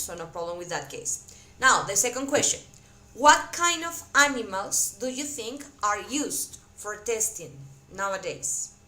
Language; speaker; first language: English; non-native, fluent; Spanish